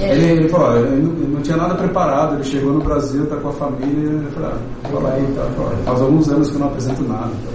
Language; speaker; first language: Portuguese; native; Portuguese